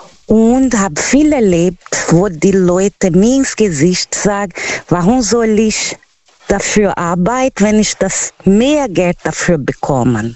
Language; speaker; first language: German; non-native, learner; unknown